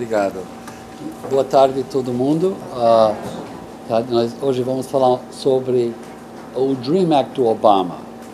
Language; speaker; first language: Portuguese; non-native, fluent; English